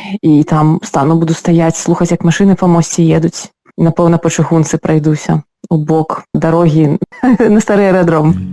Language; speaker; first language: Belarusian; non-native, local second language; Russian